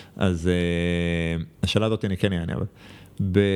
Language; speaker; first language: Hebrew; native; Hebrew